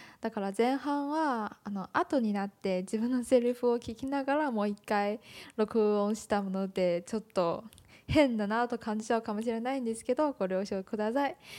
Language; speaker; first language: Japanese; non-native, fluent; Chinese